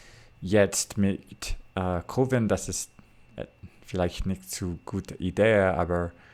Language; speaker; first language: German; non-native, learner; English